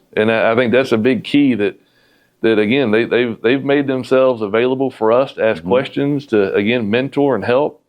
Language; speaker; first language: English; native; English